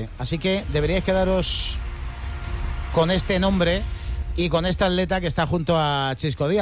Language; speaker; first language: Spanish; native; Spanish